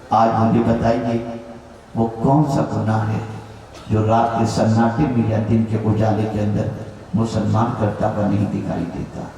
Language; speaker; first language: Urdu; native; Urdu